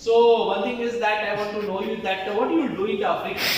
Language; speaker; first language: English; non-native, fluent; Gujarati